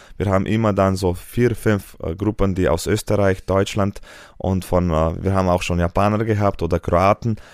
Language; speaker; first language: German; non-native, fluent; Slovenian